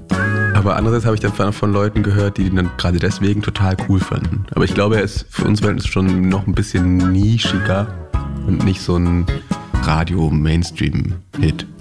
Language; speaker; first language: German; native; German